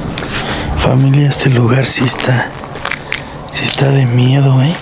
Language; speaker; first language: Spanish; native; Spanish